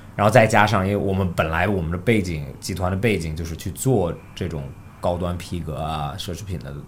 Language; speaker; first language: Chinese; early bilingual, heritage; Chinese